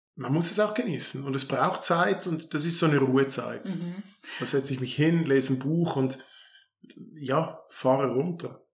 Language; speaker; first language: German; native; German